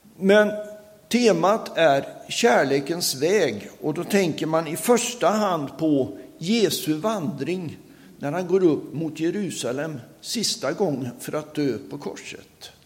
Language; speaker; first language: Swedish; native; Swedish